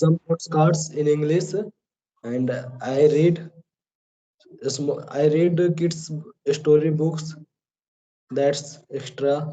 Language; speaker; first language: English; non-native, learner; Hindi